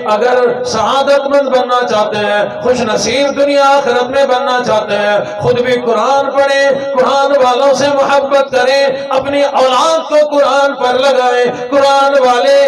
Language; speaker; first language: Urdu; non-native, local second language; Saraiki